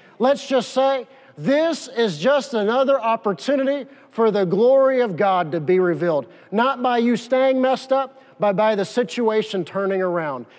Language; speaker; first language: English; native; English